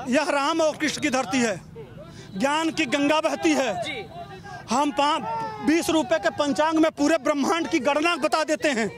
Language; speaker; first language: Hindi; native; Hindi